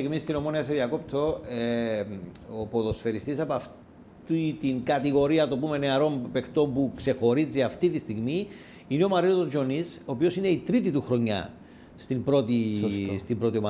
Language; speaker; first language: Greek; native; Greek